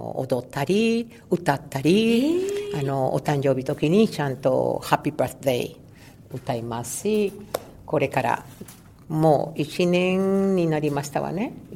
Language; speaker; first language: Japanese; non-native, learner; Spanish